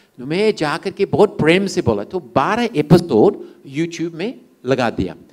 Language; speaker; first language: Hindi; non-native, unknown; English